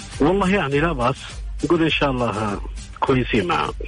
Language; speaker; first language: Arabic; native; Arabic